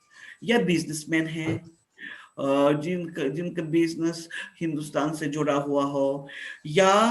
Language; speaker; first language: Hindi; non-native, fluent; Russian